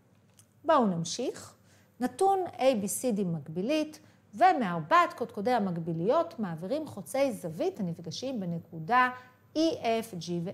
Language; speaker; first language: Hebrew; native; Hebrew